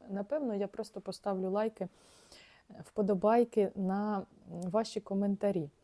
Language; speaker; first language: Ukrainian; non-native, local second language; Russian